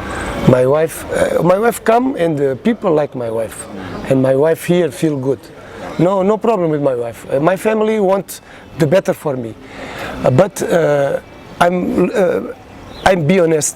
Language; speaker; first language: English; non-native, learner; Portuguese